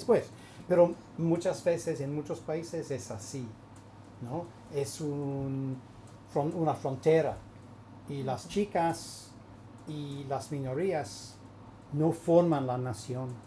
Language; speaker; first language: Spanish; non-native, fluent; English